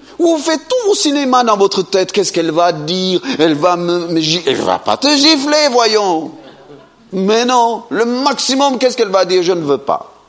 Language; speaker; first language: French; non-native, fluent; Amharic